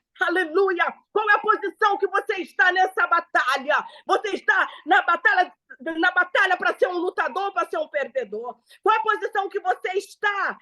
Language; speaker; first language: Portuguese; native; Portuguese